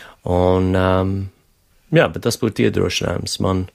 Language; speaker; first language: Latvian; non-native, fluent; English